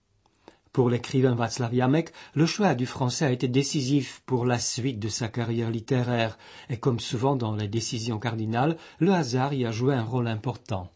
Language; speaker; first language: French; non-native, fluent; Czech